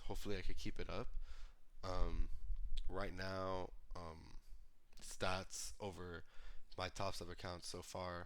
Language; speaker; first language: English; native; English